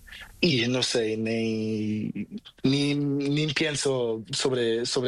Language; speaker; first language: Spanish; non-native, fluent; Portuguese